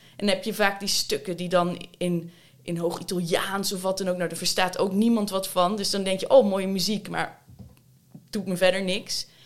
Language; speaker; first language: Dutch; native; Dutch